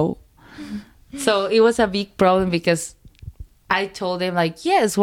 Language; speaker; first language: English; non-native, learner; Spanish